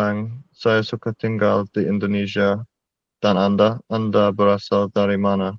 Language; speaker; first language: Indonesian; non-native, learner; English